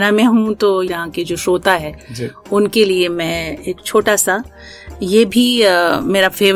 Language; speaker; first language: Hindi; non-native, local second language; Kashmiri